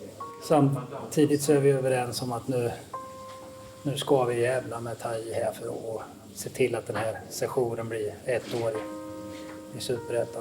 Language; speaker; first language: Swedish; native; Swedish